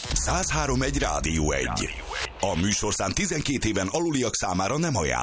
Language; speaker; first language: Hungarian; native; Hungarian